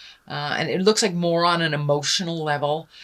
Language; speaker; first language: English; native; English